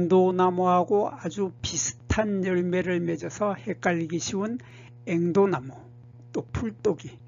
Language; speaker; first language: Korean; native; Korean